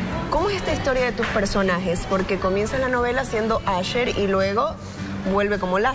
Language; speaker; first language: Spanish; native; Spanish